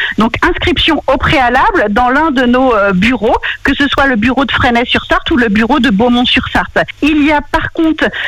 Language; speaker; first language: French; native; French